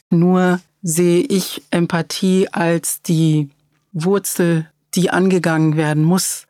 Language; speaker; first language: German; early bilingual, other home language; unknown